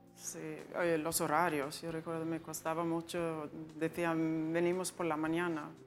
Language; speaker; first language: Spanish; non-native, fluent; Swedish